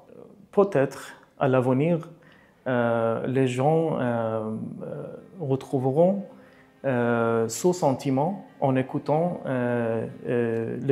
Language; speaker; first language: French; non-native, learner; Persian